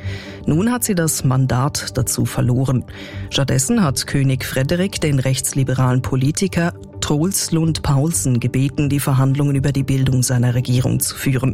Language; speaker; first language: German; native; German